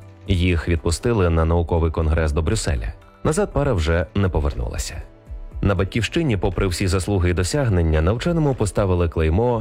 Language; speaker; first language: Ukrainian; native; Ukrainian